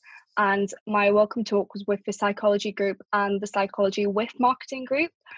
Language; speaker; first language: English; native; English